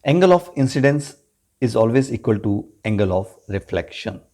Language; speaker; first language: English; non-native, local second language; Punjabi